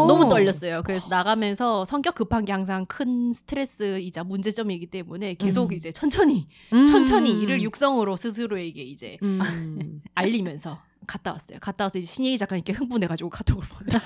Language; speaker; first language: Korean; native; Korean